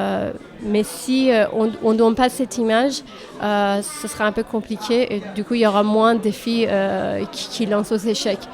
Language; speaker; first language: French; non-native, fluent; Persian